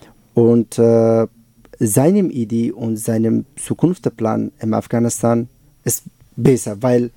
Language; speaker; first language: German; non-native, learner; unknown